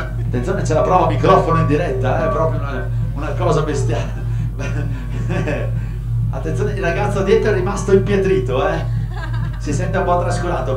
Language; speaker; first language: Italian; native; Italian